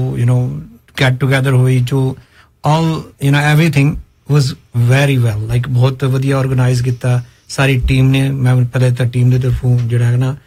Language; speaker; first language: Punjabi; non-native, local second language; Haryanvi